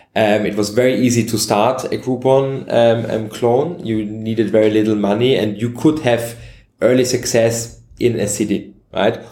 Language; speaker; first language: English; non-native, fluent; German